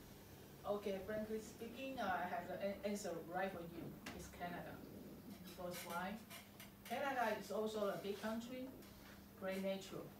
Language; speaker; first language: English; non-native, fluent; Chinese